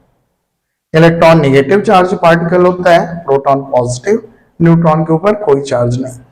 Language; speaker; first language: Hindi; native; Hindi